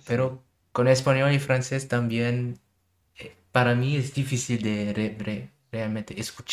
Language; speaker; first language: Spanish; non-native, learner; German